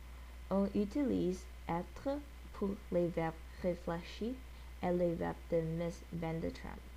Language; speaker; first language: French; non-native, learner; English